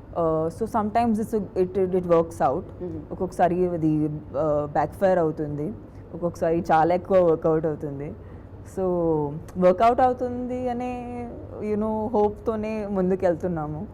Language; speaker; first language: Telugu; non-native, fluent; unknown